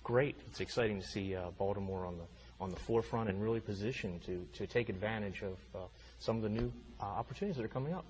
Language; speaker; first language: English; native; English